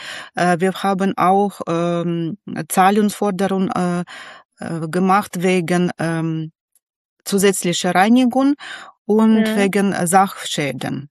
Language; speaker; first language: German; non-native, learner; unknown